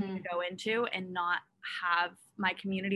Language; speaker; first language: English; native; English